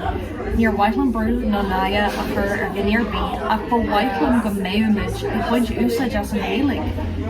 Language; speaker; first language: Irish; non-native, local second language; English